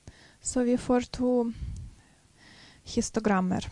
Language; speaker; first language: Norwegian; non-native, fluent; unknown